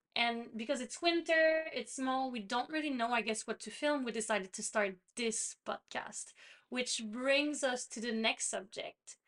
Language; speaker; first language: English; non-native, fluent; French